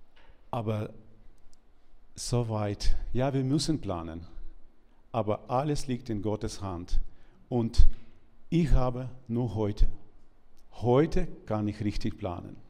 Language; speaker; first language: German; non-native, learner; Ukrainian